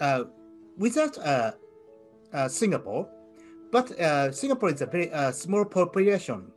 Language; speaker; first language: English; non-native, learner; Japanese